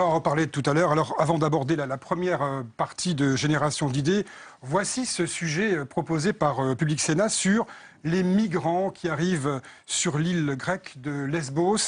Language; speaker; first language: French; native; French